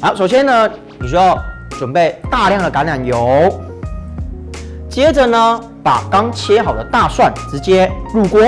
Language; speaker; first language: Chinese; native; Chinese